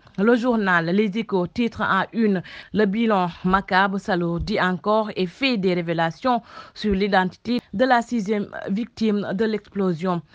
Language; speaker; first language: French; non-native, local second language; Wolof